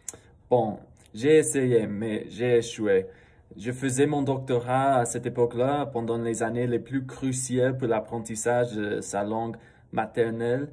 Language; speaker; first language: French; non-native, fluent; English